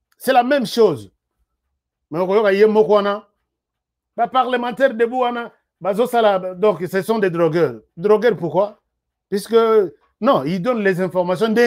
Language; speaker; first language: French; non-native, local second language; Lingala